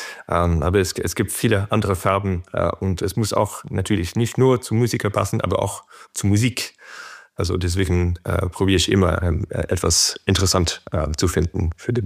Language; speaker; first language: German; non-native, fluent; French